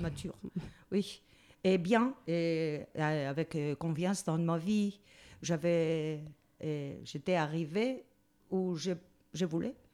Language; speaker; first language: French; non-native, learner; Spanish